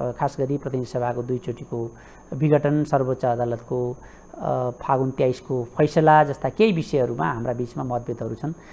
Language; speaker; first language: Nepali; native; Nepali